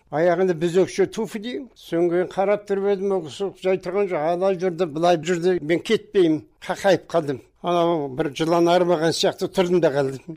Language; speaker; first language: Kazakh; native; Kazakh